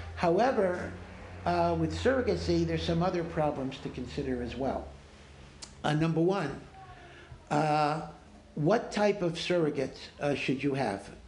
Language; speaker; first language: English; native; English